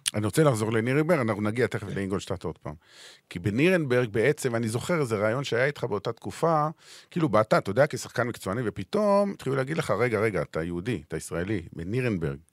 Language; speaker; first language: Hebrew; native; Hebrew